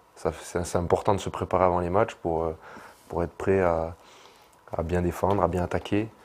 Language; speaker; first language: French; native; French